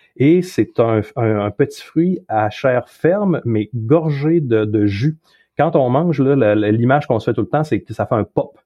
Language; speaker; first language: French; native; French